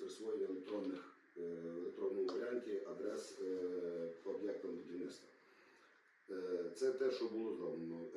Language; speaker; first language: Ukrainian; native; Ukrainian